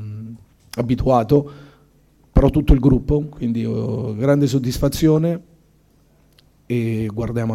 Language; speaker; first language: Italian; native; Italian